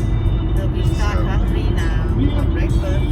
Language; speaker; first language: English; non-native, learner; Khmer